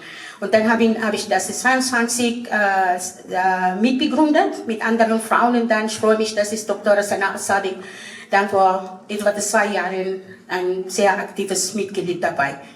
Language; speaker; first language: German; non-native, fluent; Arabic